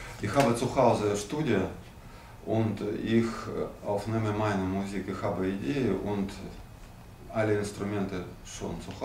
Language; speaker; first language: German; non-native, learner; Russian